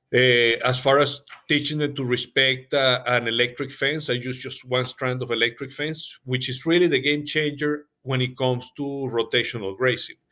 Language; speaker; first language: English; non-native, fluent; Spanish